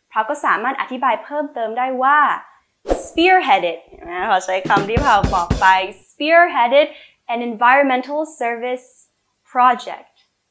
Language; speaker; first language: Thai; native; Thai